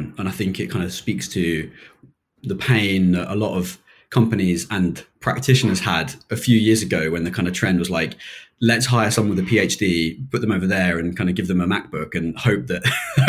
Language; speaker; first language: English; native; English